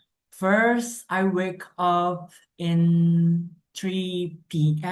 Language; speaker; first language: English; non-native, learner; Indonesian